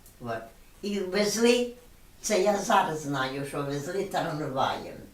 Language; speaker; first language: Ukrainian; native; Ukrainian